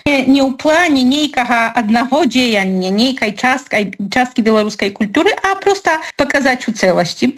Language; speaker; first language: Belarusian; native; Belarusian